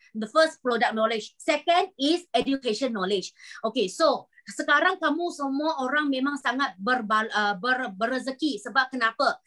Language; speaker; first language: Malay; non-native, local second language; Chinese